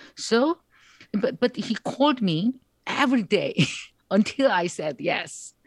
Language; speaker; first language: English; non-native, learner; Korean